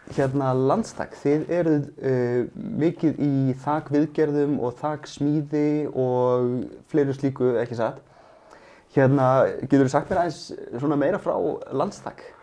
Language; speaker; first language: Icelandic; native; Icelandic